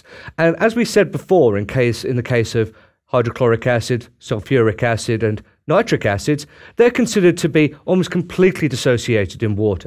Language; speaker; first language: English; native; English